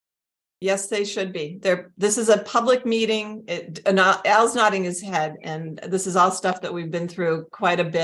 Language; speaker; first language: English; native; English